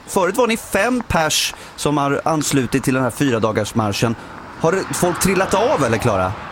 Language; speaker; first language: Swedish; native; Swedish